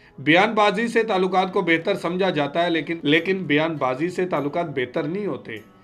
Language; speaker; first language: Urdu; non-native, local second language; Bangla